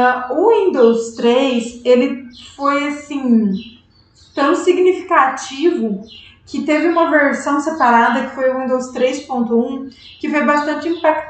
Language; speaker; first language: Portuguese; native; Portuguese